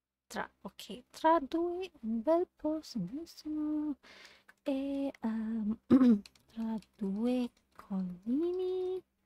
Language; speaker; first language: Italian; non-native, learner; English